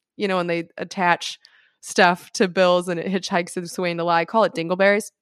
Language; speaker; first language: English; native; English